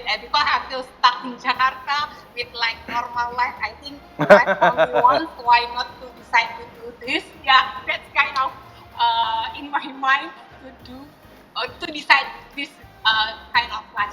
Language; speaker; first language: English; non-native, learner; Indonesian